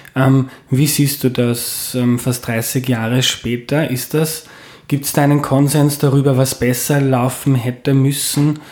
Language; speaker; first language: German; native; German